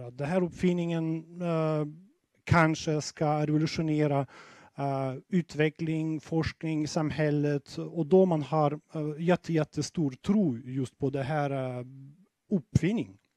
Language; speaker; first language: Swedish; non-native, fluent; Russian